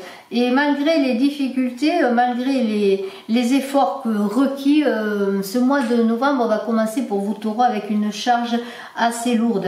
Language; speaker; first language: French; native; French